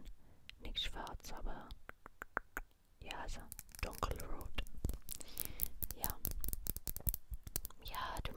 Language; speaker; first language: German; non-native, learner; English